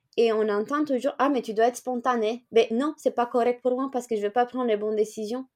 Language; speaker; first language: French; non-native, fluent; Romanian